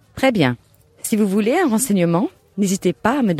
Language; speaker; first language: French; native; French